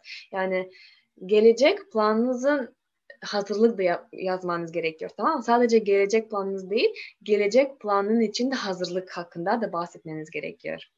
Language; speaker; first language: Turkish; non-native, learner; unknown